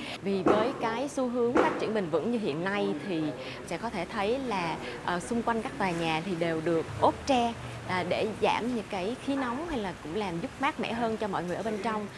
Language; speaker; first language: Vietnamese; native; Vietnamese